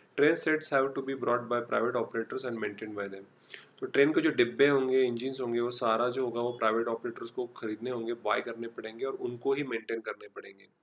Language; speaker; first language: Hindi; non-native, local second language; Marathi